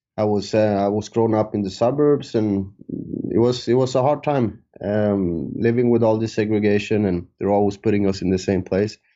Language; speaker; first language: English; early bilingual, other home language; Spanish